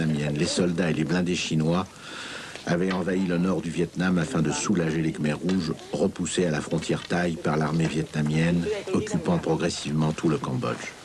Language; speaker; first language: French; native; French